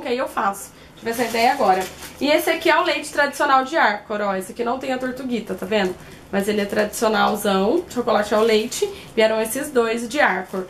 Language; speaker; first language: Portuguese; native; Portuguese